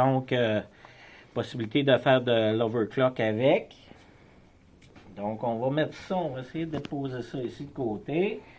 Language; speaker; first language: French; native; French